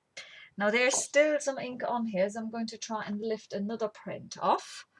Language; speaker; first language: English; native; English